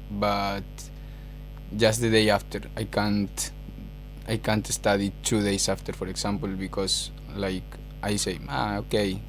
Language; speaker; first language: English; non-native, fluent; Spanish